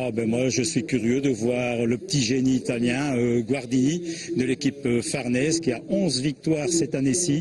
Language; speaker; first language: French; native; French